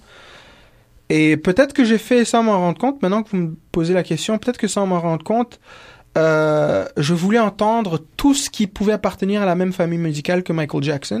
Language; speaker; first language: French; non-native, local second language; Kinyarwanda